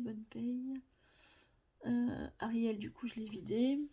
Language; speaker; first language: French; native; French